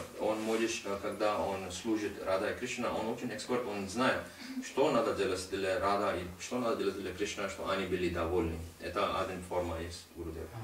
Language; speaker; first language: Russian; non-native, learner; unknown